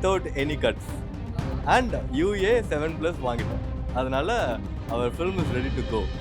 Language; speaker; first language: Tamil; native; Tamil